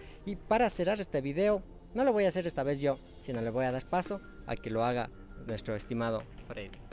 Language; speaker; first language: Spanish; native; Spanish